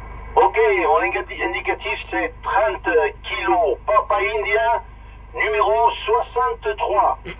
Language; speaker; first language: French; early bilingual, other home language; Spanish